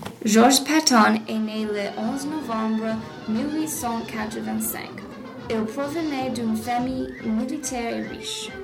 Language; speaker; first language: French; non-native, learner; English